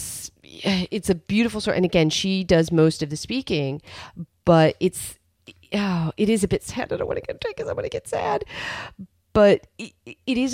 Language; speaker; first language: English; native; English